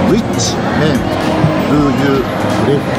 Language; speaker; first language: English; non-native, learner; Japanese